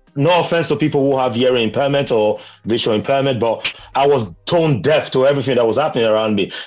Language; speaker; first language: English; non-native, local second language; Nigerian Pidgin